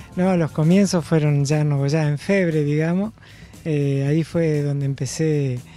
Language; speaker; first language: Spanish; native; Spanish